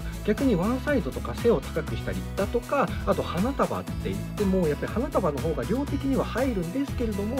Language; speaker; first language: Japanese; native; Japanese